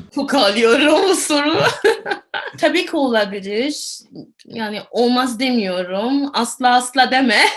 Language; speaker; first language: Turkish; non-native, fluent; German